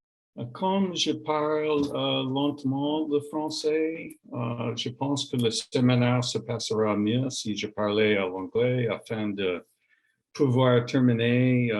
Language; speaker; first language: French; non-native, learner; English